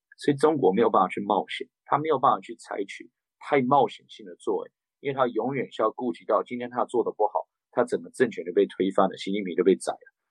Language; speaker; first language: Chinese; early bilingual, heritage; Chinese